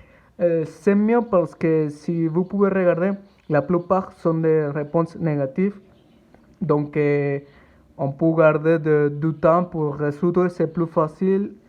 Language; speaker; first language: French; non-native, learner; Spanish